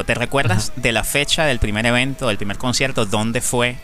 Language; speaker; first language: Spanish; native; Spanish